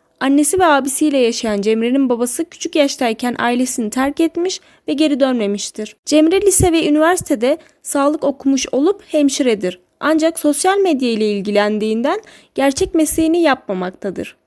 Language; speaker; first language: Turkish; native; Turkish